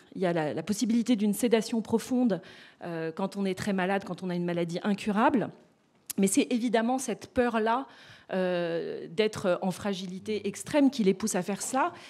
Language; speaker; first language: French; native; French